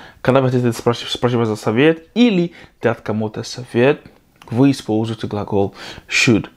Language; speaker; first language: Russian; non-native, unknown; English